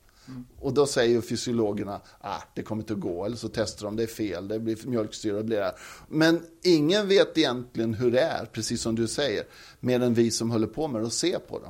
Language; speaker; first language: Swedish; native; Swedish